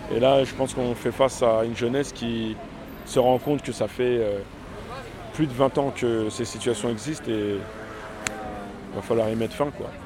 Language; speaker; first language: French; early bilingual, other home language; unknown